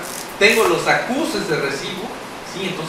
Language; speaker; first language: Spanish; native; Spanish